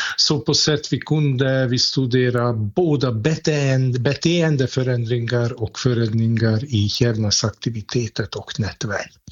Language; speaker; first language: Swedish; non-native, fluent; Hungarian